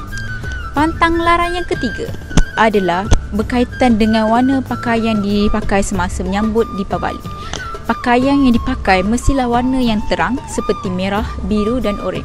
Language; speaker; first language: Malay; native; Malay